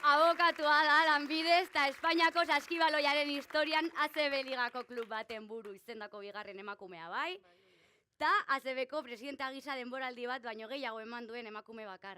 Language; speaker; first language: Basque; native; Basque